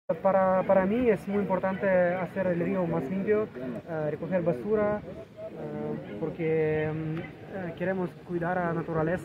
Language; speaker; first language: Spanish; non-native, learner; Russian